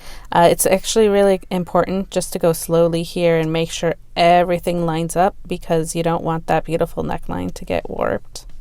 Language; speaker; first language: English; native; English